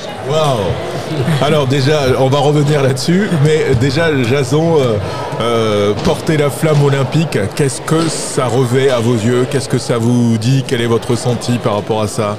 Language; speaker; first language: French; native; French